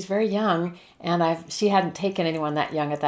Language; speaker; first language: English; native; English